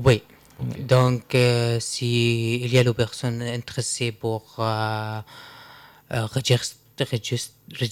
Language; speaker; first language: French; non-native, learner; Arabic